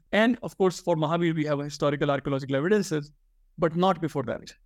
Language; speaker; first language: English; non-native, local second language; Hindi